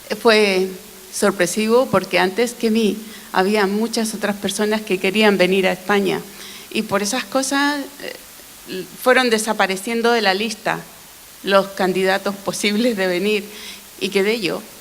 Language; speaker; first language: Spanish; non-native, fluent; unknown